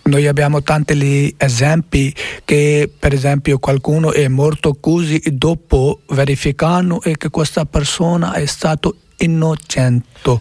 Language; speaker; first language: Italian; non-native, learner; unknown